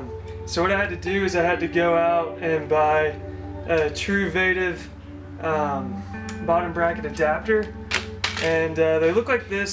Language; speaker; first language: English; native; English